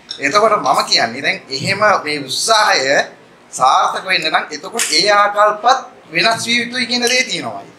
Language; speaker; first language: Sinhala; native; Sinhala